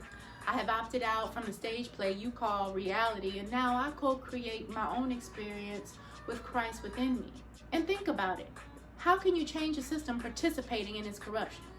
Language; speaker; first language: English; native; English